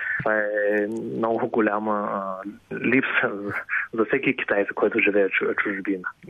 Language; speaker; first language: Bulgarian; non-native, fluent; Chinese